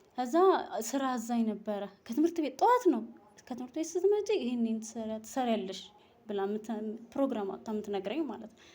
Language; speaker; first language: Amharic; native; Amharic